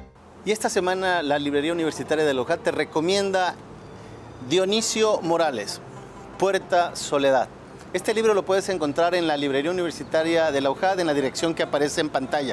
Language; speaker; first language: Spanish; native; Spanish